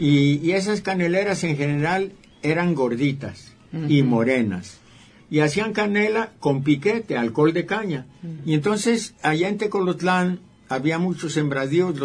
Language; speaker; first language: Spanish; native; Spanish